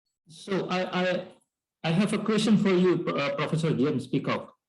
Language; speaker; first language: English; non-native, learner; Indonesian